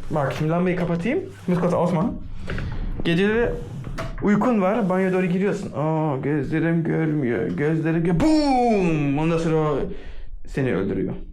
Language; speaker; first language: Turkish; early bilingual, heritage; Turkish